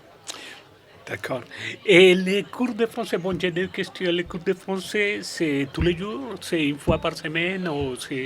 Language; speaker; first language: French; non-native, fluent; Spanish